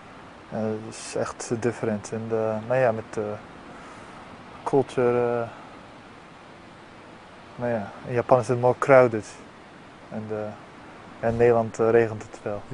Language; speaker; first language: Dutch; early bilingual, heritage; Dutch